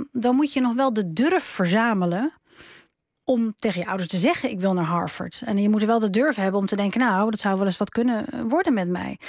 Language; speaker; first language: Dutch; native; Dutch